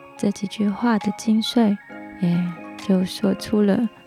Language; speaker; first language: Chinese; non-native, local second language; Cantonese